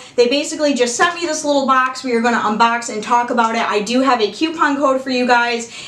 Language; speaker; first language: English; native; English